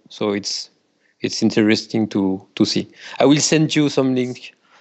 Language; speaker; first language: English; non-native, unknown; French